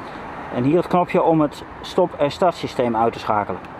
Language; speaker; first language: Dutch; native; Dutch